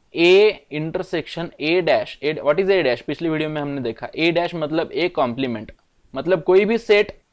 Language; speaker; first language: Hindi; non-native, local second language; Marathi